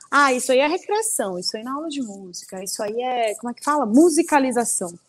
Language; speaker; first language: Portuguese; early bilingual, other home language; Spanish